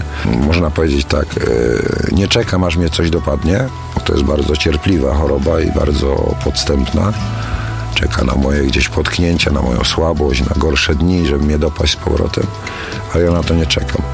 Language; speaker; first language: Polish; native; Polish